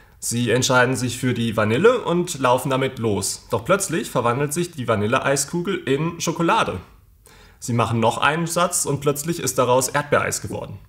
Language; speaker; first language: German; native; German